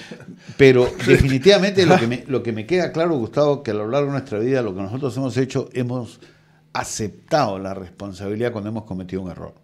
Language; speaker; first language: Spanish; native; Spanish